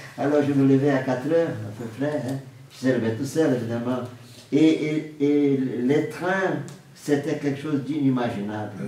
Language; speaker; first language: French; non-native, fluent; Portuguese